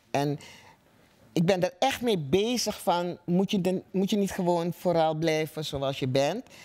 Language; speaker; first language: Dutch; native; Dutch